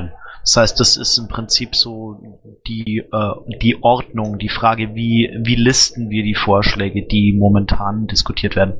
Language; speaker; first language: German; native; German